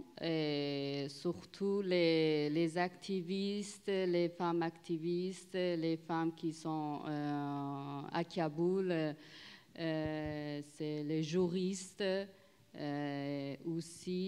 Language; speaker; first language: French; non-native, learner; Persian